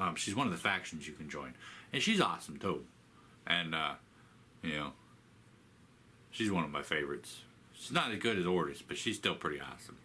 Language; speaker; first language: English; native; English